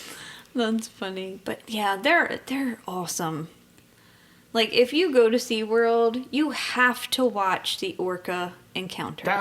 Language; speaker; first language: English; native; English